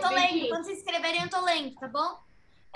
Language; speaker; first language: Portuguese; native; Portuguese